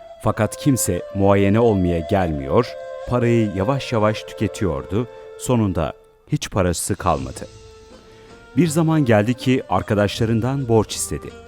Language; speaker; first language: Turkish; native; Turkish